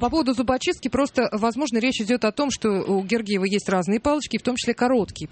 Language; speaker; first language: Russian; native; Russian